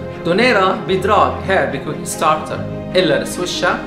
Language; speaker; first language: Swedish; non-native, fluent; Arabic